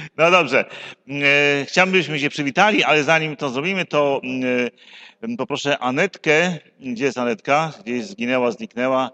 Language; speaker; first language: Polish; native; Polish